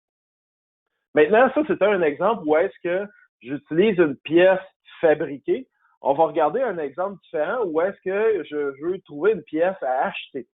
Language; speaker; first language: French; native; French